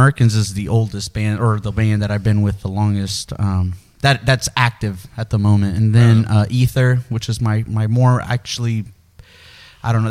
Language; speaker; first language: English; early bilingual, other home language; Spanish